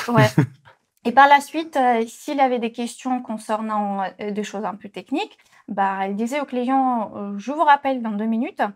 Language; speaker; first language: French; non-native, fluent; Russian